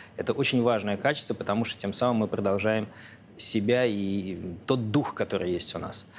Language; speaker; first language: Russian; native; Russian